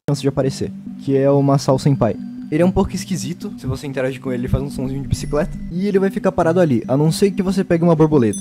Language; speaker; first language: Portuguese; native; Portuguese